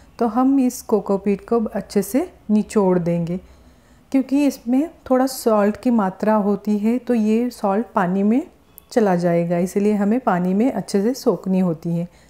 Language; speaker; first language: Hindi; non-native, local second language; Marathi